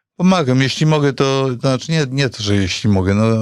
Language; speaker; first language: Polish; native; Polish